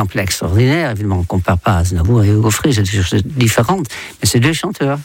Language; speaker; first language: French; non-native, fluent; Dutch